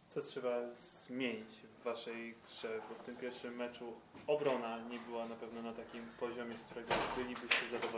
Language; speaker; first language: Polish; native; Polish